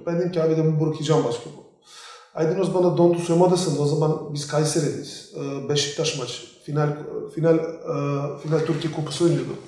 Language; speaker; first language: Turkish; non-native, fluent; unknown